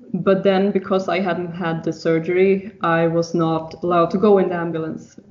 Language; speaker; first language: English; non-native, fluent; Swedish